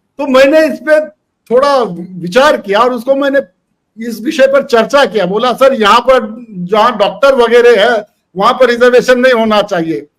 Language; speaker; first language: Hindi; non-native, local second language; Marathi